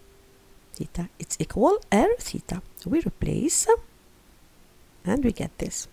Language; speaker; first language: English; non-native, fluent; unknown